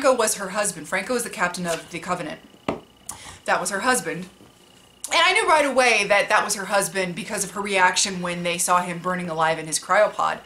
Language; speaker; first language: English; native; English